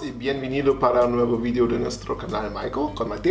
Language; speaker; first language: Spanish; non-native, fluent; German